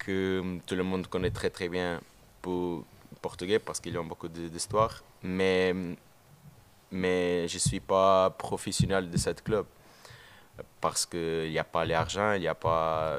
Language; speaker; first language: French; non-native, learner; Portuguese